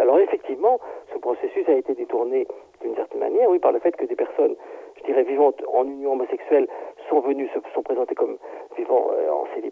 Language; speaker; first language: French; native; French